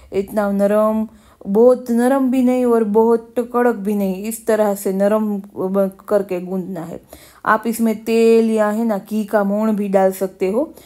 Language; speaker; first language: Hindi; non-native, local second language; Gujarati